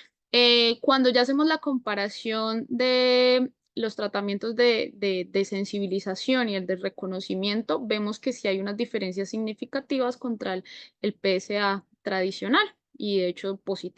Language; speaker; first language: Spanish; native; Spanish